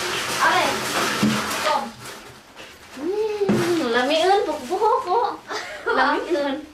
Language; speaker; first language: Dutch; non-native, learner; Cebuano